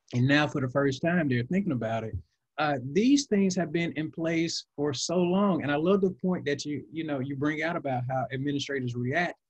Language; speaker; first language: English; native; English